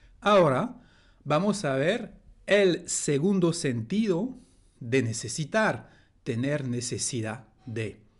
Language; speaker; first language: Spanish; non-native, fluent; French